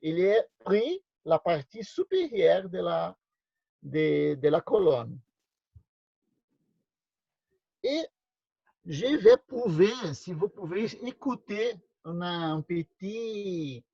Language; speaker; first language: French; non-native, learner; Portuguese